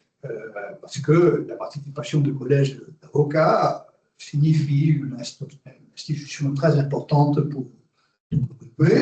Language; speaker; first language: French; non-native, fluent; Spanish